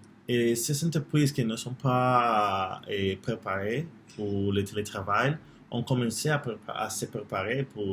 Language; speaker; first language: French; non-native, learner; Spanish